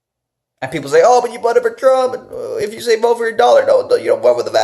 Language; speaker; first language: English; native; English